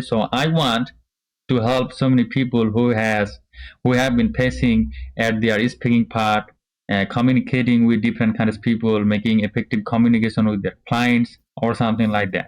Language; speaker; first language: English; non-native, learner; Bangla